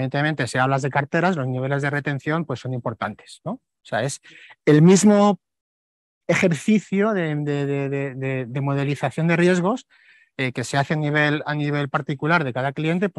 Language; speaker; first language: Spanish; native; Spanish